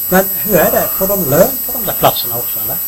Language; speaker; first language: Swedish; native; Swedish